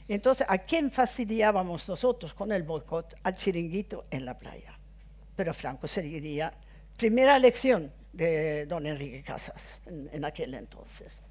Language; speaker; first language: Spanish; non-native, fluent; Swedish